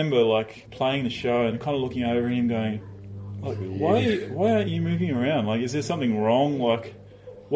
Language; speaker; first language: English; native; English